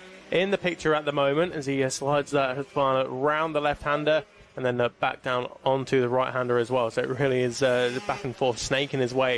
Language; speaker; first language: English; native; English